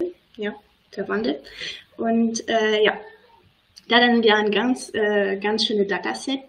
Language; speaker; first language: German; non-native, fluent; French